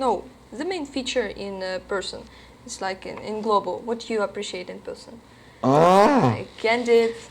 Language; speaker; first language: English; non-native, learner; Russian